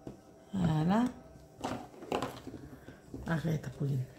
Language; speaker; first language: French; native; French